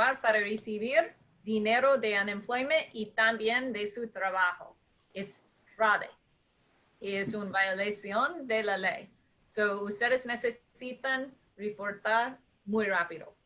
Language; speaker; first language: Spanish; non-native, fluent; English